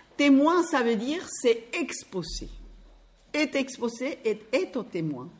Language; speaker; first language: French; non-native, fluent; Spanish